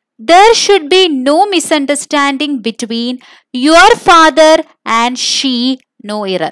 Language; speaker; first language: English; non-native, local second language; Malayalam